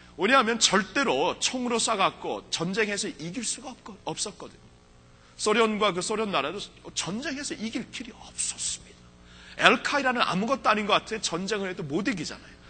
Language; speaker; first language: Korean; early bilingual, heritage; Korean